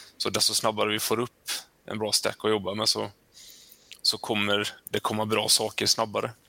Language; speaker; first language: Swedish; native; Swedish